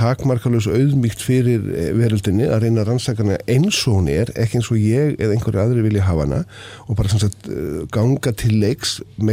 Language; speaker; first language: Icelandic; native; Icelandic